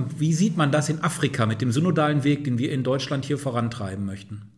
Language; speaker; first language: German; native; German